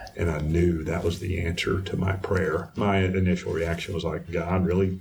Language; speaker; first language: English; native; English